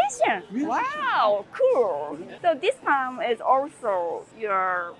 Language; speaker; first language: English; non-native, learner; Japanese